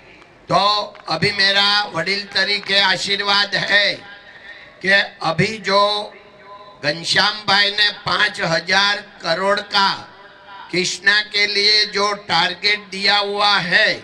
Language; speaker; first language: Hindi; non-native, local second language; Gujarati